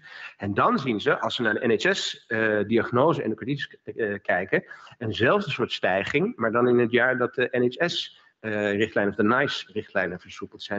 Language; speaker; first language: Dutch; native; Dutch